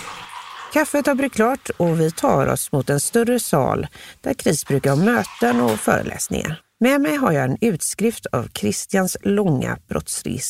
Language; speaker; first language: Swedish; native; Swedish